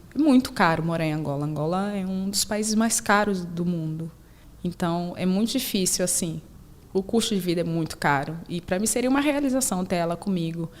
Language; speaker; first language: Portuguese; native; Portuguese